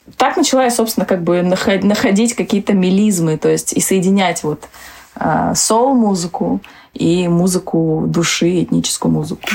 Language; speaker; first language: Russian; early bilingual, other home language; Tajik